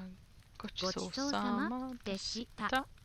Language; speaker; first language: Japanese; non-native, learner; English